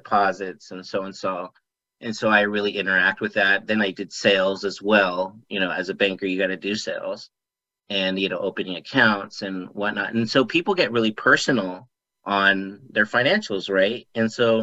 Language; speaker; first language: English; native; English